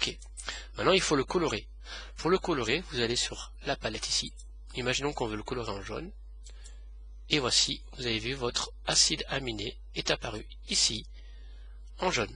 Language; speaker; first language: French; native; French